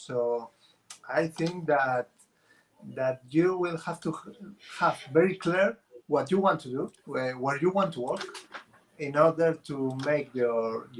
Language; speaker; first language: English; non-native, fluent; Spanish